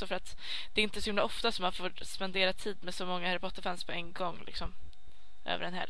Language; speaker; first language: Swedish; native; Swedish